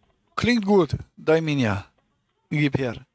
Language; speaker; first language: German; native; German